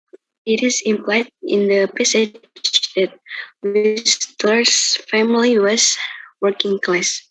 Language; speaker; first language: English; non-native, learner; Indonesian